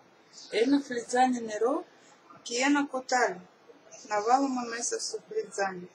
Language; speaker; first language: Greek; non-native, learner; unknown